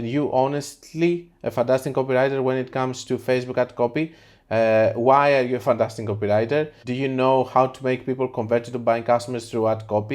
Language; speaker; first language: English; non-native, fluent; Greek